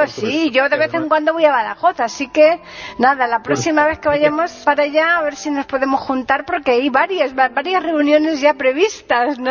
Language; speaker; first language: Spanish; native; Spanish